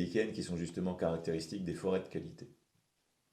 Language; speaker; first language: French; native; French